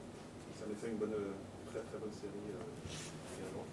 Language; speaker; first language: French; native; French